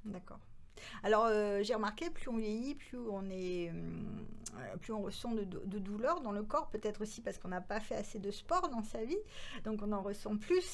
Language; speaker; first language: French; native; French